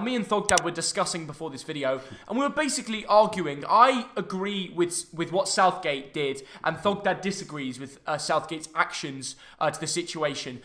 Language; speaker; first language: English; native; English